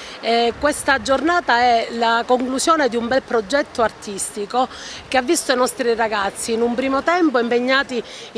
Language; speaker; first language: Italian; native; Italian